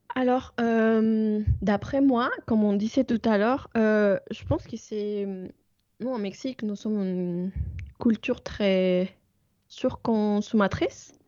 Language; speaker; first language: French; non-native, fluent; Spanish